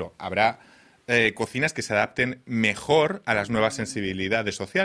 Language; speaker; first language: Spanish; native; Spanish